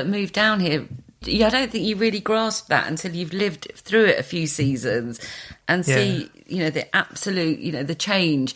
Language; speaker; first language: English; native; English